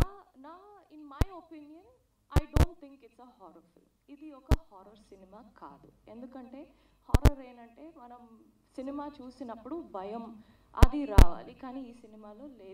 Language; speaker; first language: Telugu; non-native, learner; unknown